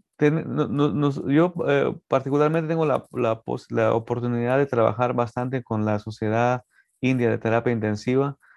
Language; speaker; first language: Spanish; native; Spanish